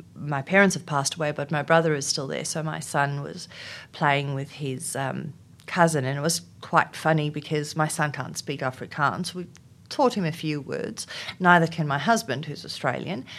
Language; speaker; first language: English; non-native, local second language; Afrikaans